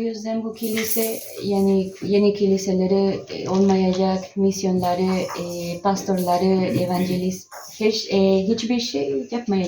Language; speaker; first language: Turkish; non-native, learner; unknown